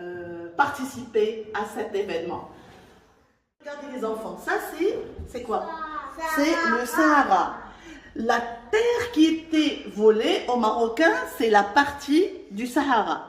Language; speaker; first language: French; non-native, local second language; Arabic